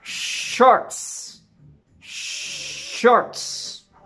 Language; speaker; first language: English; non-native, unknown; Spanish